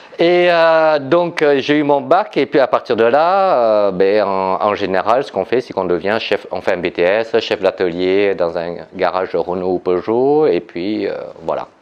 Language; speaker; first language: French; early bilingual, other home language; Vietnamese